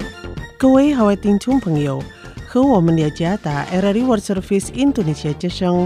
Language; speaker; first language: Chinese; non-native, fluent; Indonesian